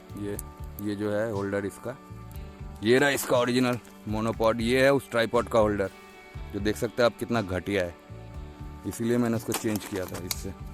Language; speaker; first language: Hindi; non-native, local second language; Bangla